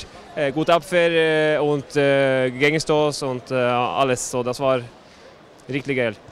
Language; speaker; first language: German; non-native, learner; Norwegian